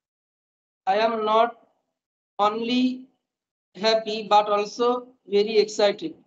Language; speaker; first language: English; non-native, learner; Hindi